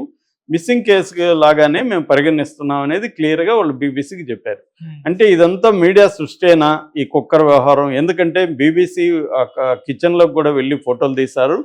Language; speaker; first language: Telugu; native; Telugu